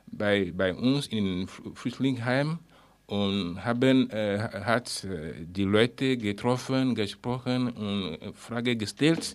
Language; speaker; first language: German; non-native, learner; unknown